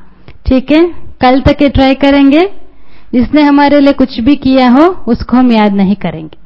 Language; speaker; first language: Hindi; native; Hindi